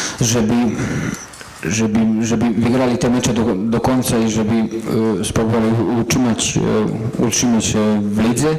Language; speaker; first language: Polish; non-native, fluent; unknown